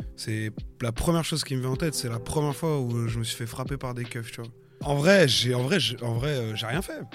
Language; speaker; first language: French; native; French